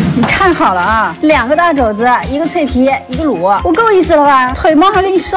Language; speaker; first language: Chinese; native; Chinese